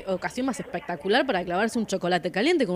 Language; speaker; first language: Spanish; native; Spanish